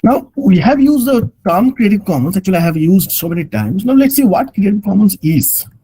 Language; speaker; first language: English; non-native, local second language; Bangla